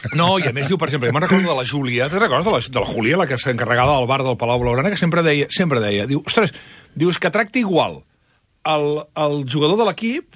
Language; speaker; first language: Catalan; native; Catalan